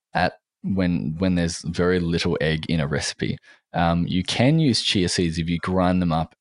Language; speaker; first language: English; native; English